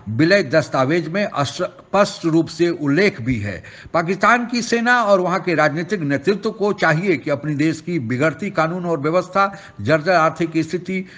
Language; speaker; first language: Hindi; native; Hindi